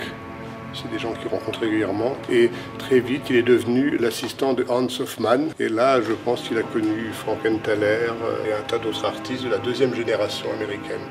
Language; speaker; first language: French; native; French